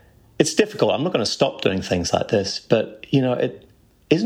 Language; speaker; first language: English; native; English